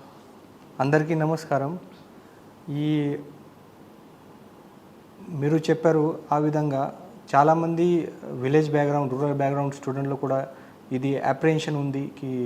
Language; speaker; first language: Telugu; non-native, fluent; Marathi